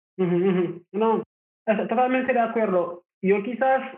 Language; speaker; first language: Spanish; non-native, fluent; Wolof